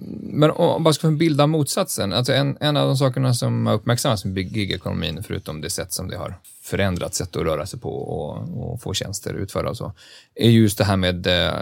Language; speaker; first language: Swedish; native; Swedish